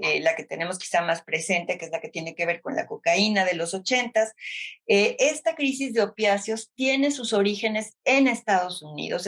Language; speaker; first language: Spanish; native; Spanish